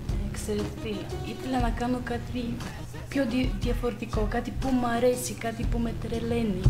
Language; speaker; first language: Greek; non-native, fluent; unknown